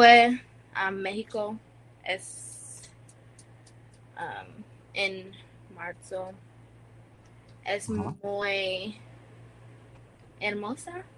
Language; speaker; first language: Spanish; non-native, learner; English